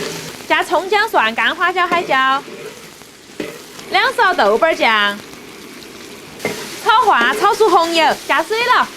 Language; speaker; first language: Chinese; native; Chinese